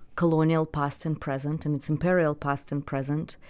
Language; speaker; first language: English; non-native, fluent; Russian